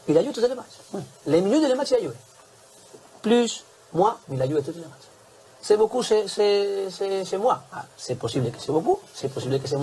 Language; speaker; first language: French; non-native, learner; Spanish